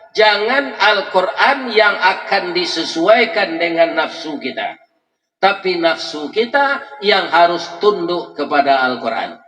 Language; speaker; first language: Malay; non-native, local second language; Minangkabau